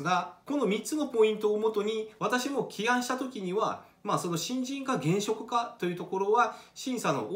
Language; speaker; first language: Japanese; native; Japanese